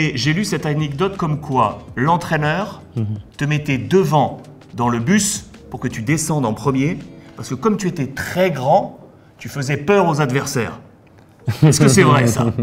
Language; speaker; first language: French; native; French